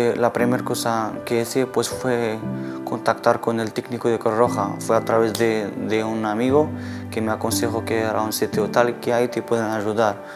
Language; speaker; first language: Spanish; non-native, fluent; Arabic